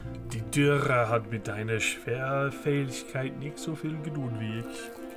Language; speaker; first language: German; non-native, learner; English